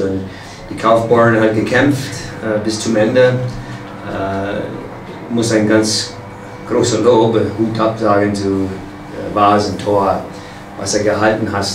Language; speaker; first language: German; non-native, fluent; English